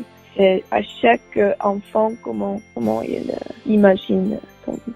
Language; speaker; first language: French; non-native, learner; Czech